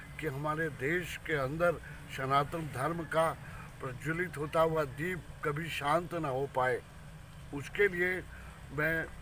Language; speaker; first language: Hindi; native; Hindi